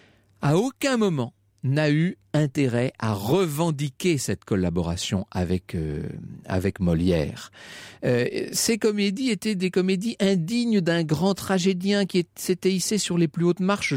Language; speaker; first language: French; native; French